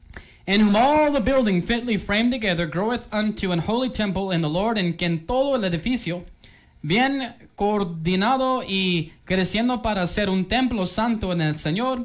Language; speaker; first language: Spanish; early bilingual, heritage; English